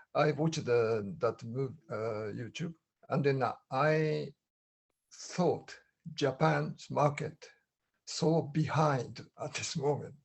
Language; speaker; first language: English; non-native, learner; Japanese